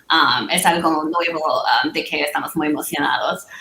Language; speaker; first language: Spanish; non-native, learner; English